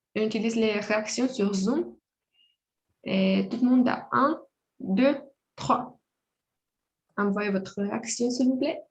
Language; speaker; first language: French; non-native, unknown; Romanian